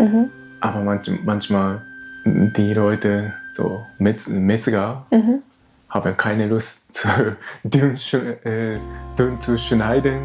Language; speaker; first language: German; non-native, fluent; Japanese